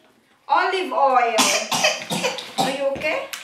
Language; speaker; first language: English; non-native, learner; Filipino